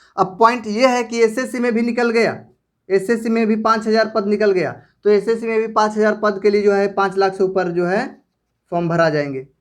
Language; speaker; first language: Hindi; native; Hindi